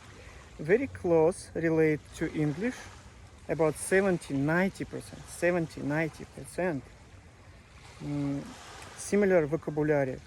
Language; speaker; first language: English; non-native, learner; Russian